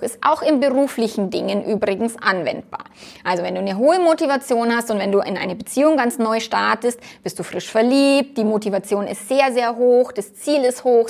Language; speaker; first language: German; native; German